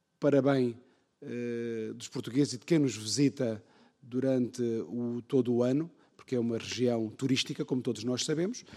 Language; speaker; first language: Portuguese; native; Portuguese